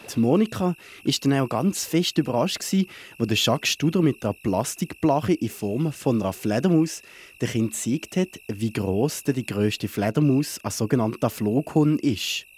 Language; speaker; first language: German; native; German